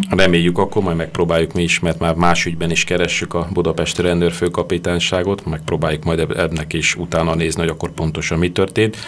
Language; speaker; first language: Hungarian; native; Hungarian